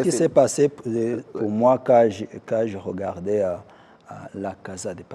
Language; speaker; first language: French; non-native, local second language; Kinyarwanda